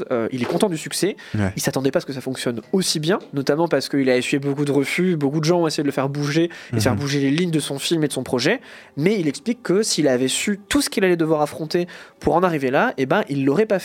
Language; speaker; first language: French; native; French